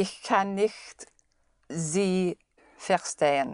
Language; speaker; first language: German; non-native, learner; English